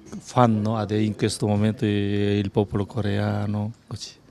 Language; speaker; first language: Italian; non-native, learner; Korean